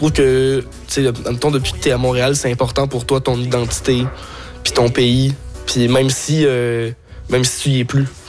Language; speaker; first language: French; native; French